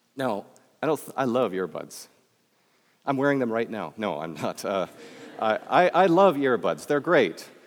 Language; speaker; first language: English; native; English